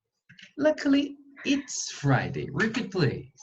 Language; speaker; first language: English; non-native, fluent; Portuguese